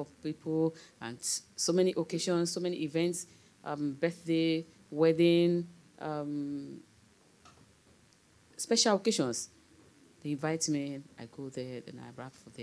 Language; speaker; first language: English; non-native, local second language; Yoruba